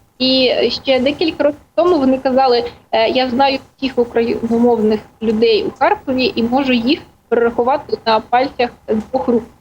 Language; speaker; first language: Ukrainian; non-native, local second language; Russian